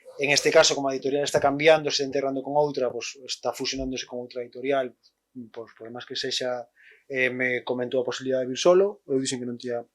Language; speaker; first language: Galician; native; Galician